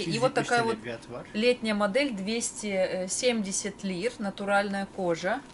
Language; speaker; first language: Russian; native; Russian